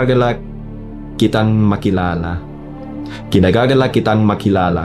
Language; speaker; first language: Filipino; non-native, learner; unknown